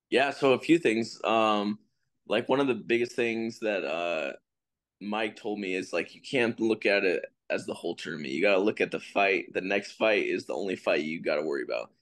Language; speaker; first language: English; native; English